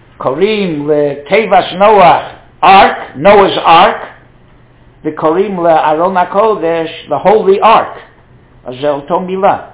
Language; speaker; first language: Hebrew; non-native, fluent; English